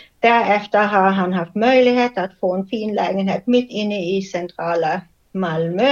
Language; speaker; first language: Swedish; non-native, fluent; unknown